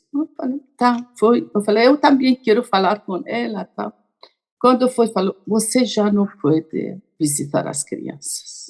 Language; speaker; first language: Portuguese; non-native, learner; Persian